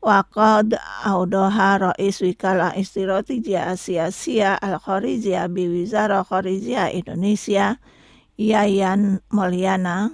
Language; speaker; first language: Arabic; non-native, fluent; Indonesian